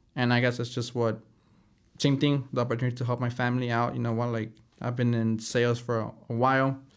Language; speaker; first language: English; early bilingual, other home language; Spanish